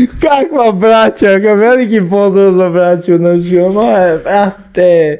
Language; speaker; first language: Serbian; native; Serbian